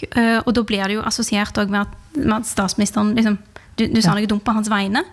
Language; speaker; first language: Norwegian; early bilingual, other home language; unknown